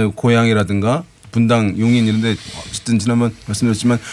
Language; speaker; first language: Korean; native; Korean